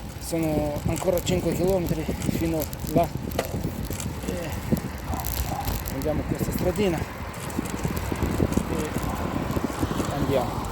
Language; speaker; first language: Italian; non-native, fluent; Romanian